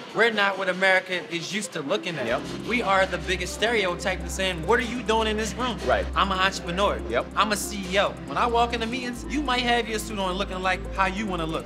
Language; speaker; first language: English; native; English